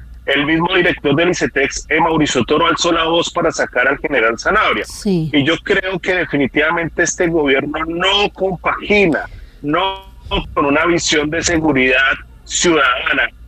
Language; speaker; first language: Spanish; native; Spanish